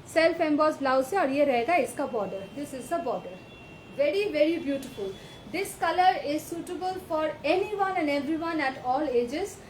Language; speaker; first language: Hindi; non-native, local second language; Bangla